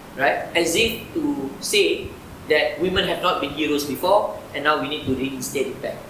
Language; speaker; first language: English; non-native, local second language; Malay